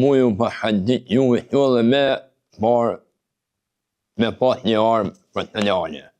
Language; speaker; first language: Albanian; native; Albanian